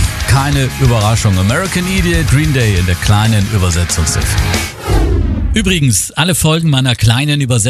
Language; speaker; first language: German; native; German